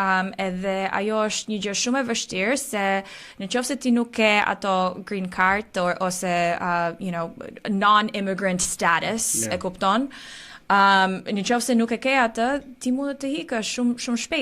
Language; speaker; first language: Albanian; early bilingual, heritage; Albanian